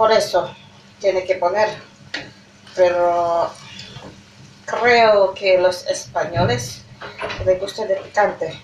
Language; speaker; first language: Spanish; non-native, learner; Indonesian